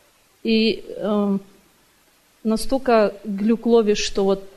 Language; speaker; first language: Russian; native; Russian